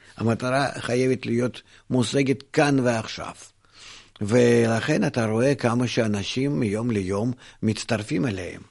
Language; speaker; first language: Hebrew; non-native, fluent; Russian